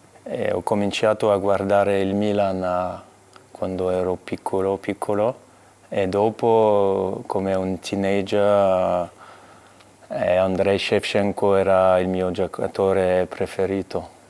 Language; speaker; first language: Italian; non-native, fluent; French